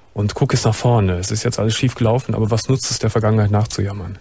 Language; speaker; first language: German; native; German